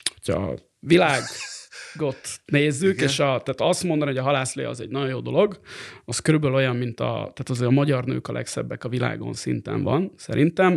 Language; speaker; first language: Hungarian; native; Hungarian